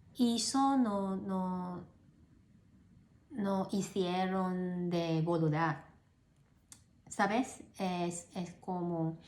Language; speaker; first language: Spanish; non-native, learner; Cantonese